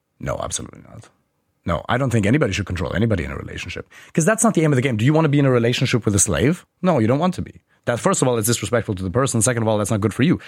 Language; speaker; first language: English; non-native, fluent; German